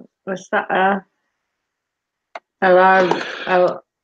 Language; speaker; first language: Arabic; non-native, learner; English